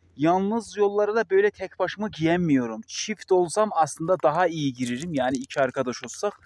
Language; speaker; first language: Turkish; native; Turkish